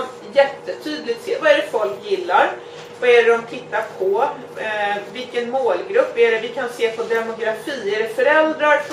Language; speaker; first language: Swedish; native; Swedish